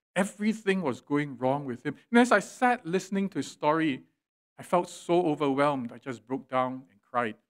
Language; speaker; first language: English; native; English